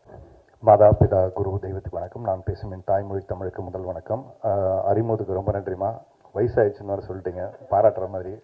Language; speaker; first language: Tamil; native; Tamil